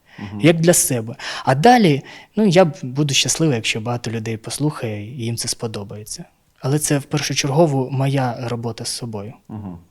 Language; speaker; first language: Ukrainian; non-native, local second language; Russian